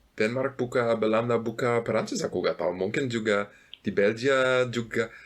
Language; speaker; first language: Indonesian; non-native, fluent; German